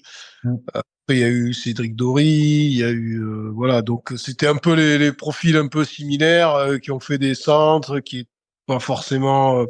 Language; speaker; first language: French; native; French